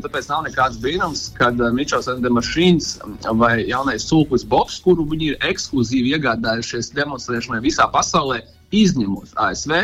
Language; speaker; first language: Latvian; non-native, local second language; Russian